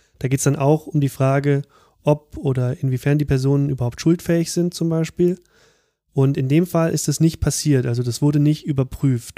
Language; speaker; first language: German; native; German